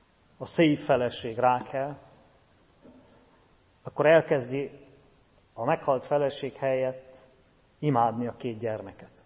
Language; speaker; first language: Hungarian; native; Hungarian